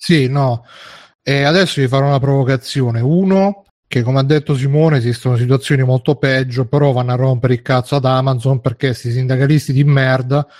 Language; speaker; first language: Italian; native; Italian